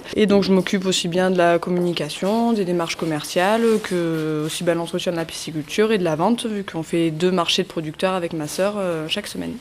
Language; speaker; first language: French; native; French